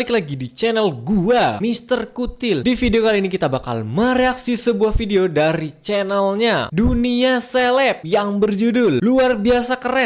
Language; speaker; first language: Indonesian; native; Indonesian